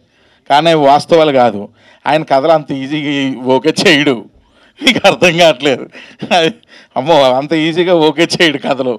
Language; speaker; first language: Telugu; native; Telugu